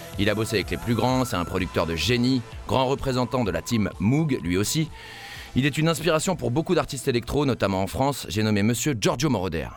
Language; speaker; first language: French; native; French